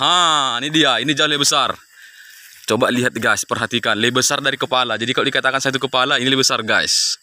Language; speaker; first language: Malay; non-native, local second language; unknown